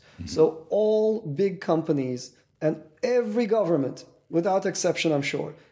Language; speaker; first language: English; non-native, fluent; Turkish